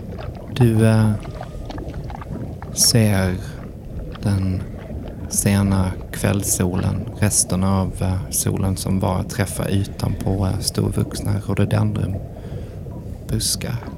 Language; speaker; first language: Swedish; native; Swedish